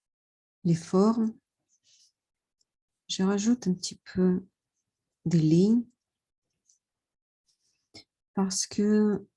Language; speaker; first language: French; non-native, fluent; Russian